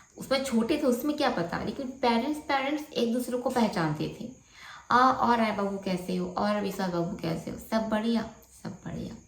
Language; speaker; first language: Hindi; non-native, local second language; Bangla